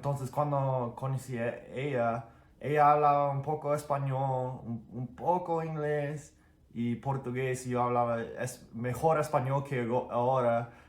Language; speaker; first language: Spanish; non-native, fluent; English